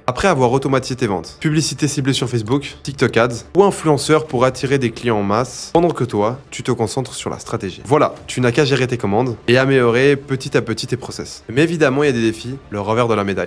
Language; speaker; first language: French; native; French